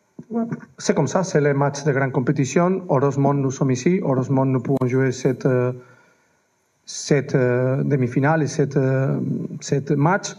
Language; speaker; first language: French; non-native, fluent; Spanish